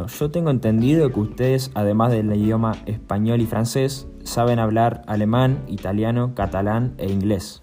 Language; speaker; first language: Spanish; native; Spanish